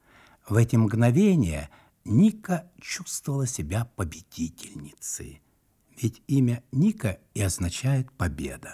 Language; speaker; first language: Russian; native; Russian